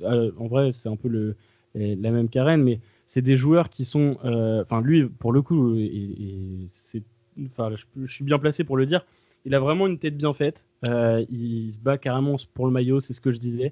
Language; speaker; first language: French; native; French